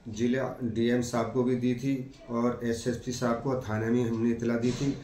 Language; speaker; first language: Hindi; native; Hindi